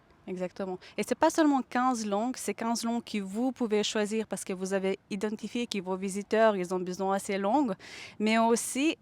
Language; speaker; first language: French; non-native, fluent; Lithuanian